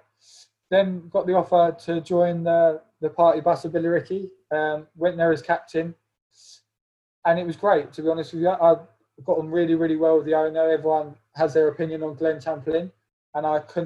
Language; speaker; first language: English; native; English